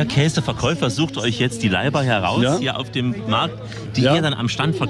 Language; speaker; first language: German; native; German